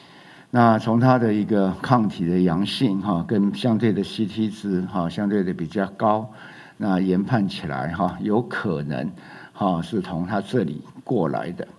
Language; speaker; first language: Chinese; native; Chinese